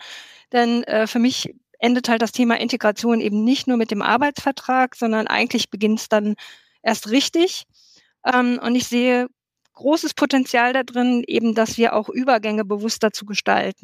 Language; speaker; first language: German; native; German